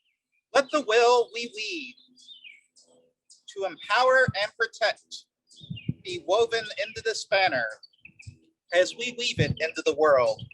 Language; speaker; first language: English; native; English